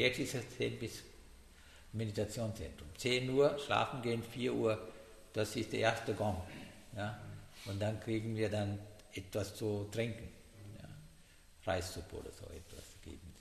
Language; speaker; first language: German; non-native, learner; Sinhala